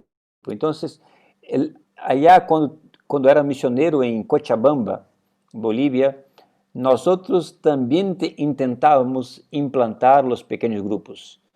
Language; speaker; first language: Spanish; non-native, fluent; Portuguese